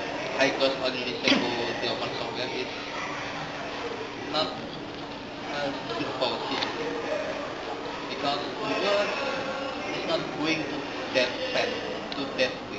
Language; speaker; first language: English; non-native, learner; Indonesian